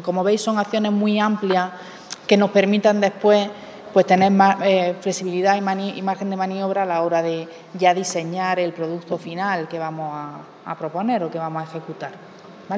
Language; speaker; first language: Spanish; native; Spanish